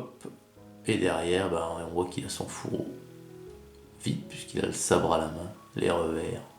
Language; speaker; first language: French; native; French